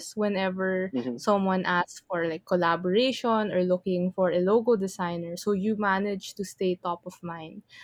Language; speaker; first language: English; non-native, local second language; Filipino